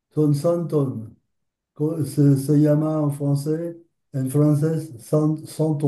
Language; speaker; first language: Spanish; non-native, learner; French